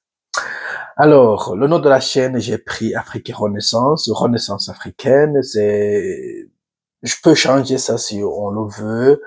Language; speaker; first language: French; non-native, local second language; Rundi